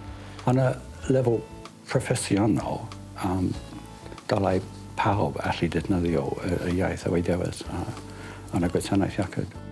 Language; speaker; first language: Welsh; non-native, fluent; English